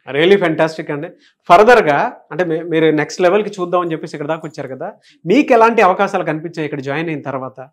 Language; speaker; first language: Telugu; native; Telugu